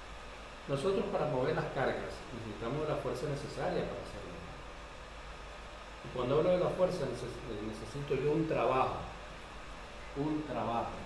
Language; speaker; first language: Spanish; native; Spanish